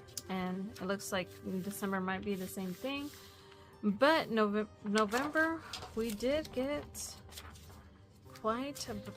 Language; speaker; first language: English; native; English